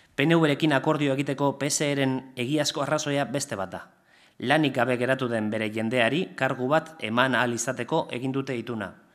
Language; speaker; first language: Basque; non-native, local second language; Spanish